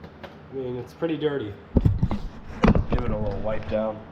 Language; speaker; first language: English; native; English